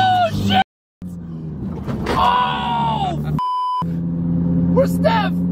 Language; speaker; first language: English; native; English